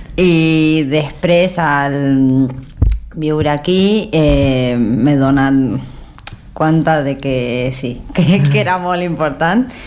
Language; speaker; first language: Catalan; non-native, learner; Spanish